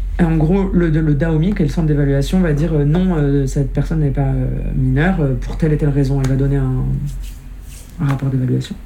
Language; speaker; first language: French; native; French